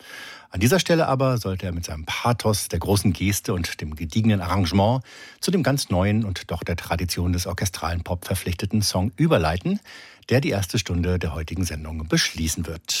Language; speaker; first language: German; native; German